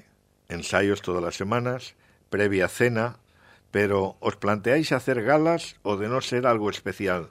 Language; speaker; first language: Spanish; native; Spanish